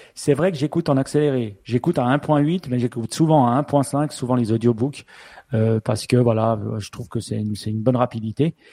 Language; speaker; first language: French; native; French